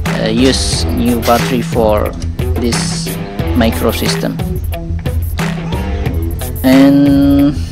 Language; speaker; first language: English; non-native, learner; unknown